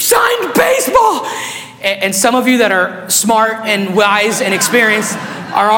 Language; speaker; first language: English; non-native, fluent; Spanish